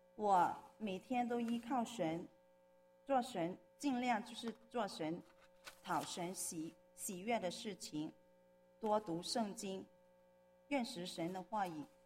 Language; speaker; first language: Chinese; non-native, local second language; Cantonese